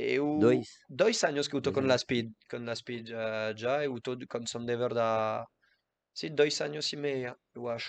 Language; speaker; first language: Portuguese; non-native, learner; French